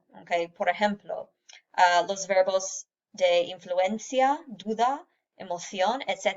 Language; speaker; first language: Spanish; non-native, fluent; English